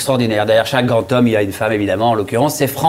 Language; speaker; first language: French; native; French